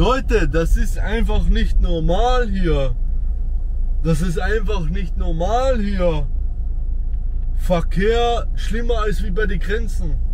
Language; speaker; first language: German; early bilingual, other home language; Albanian